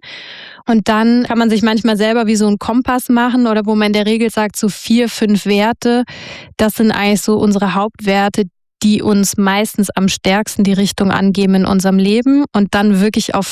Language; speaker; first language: German; native; German